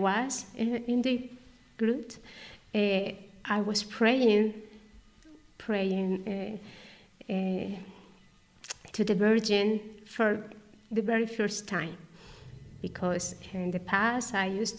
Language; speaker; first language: English; non-native, learner; Spanish